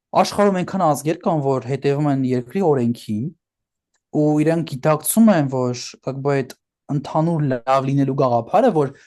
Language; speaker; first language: Armenian; early bilingual, heritage; Armenian